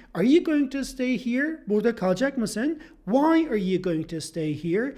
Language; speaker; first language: English; non-native, fluent; Turkish